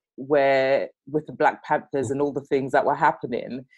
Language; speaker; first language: English; native; English